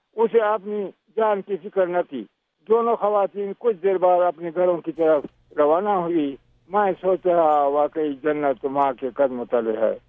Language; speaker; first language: Urdu; non-native, local second language; Pashto